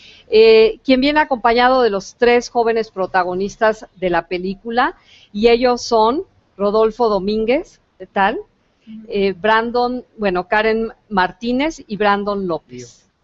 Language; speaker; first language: Spanish; native; Spanish